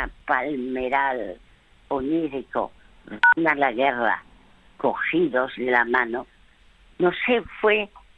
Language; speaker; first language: Spanish; early bilingual, other home language; French